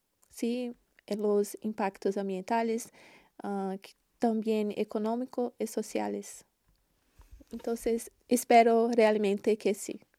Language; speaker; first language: Spanish; non-native, learner; Portuguese